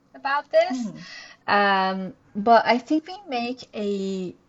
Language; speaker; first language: English; non-native, fluent; Persian